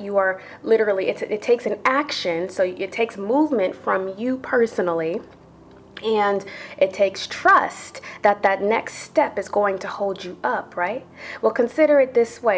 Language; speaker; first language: English; native; English